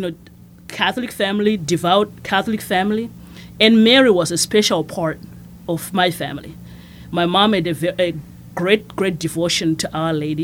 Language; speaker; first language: English; non-native, local second language; Shona